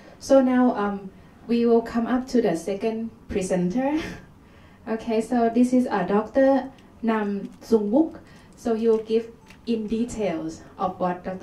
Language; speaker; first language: English; non-native, fluent; Thai